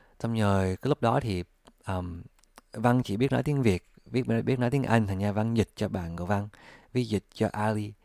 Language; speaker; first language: Vietnamese; early bilingual, heritage; English